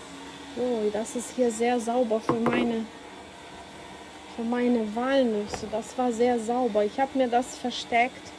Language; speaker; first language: German; non-native, fluent; Ukrainian